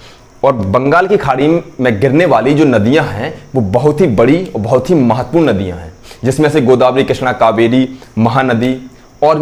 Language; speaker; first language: Hindi; native; Hindi